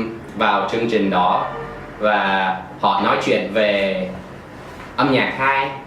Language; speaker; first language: Vietnamese; non-native, fluent; English